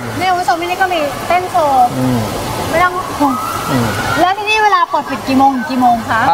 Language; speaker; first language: Thai; native; Thai